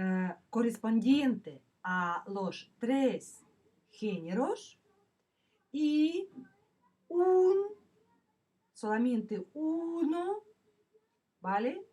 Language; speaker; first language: Spanish; non-native, fluent; Russian